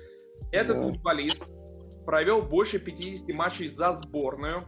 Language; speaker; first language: Russian; native; Russian